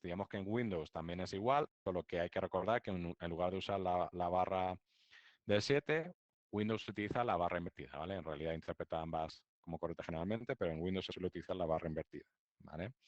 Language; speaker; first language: Spanish; native; Spanish